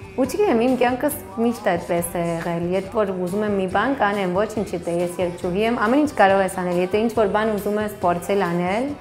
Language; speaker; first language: Armenian; early bilingual, heritage; Armenian